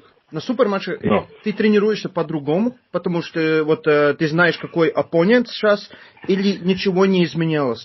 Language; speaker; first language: Russian; non-native, fluent; Turkish